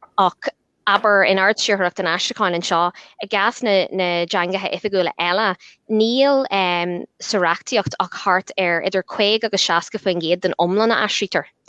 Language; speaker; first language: Irish; non-native, local second language; English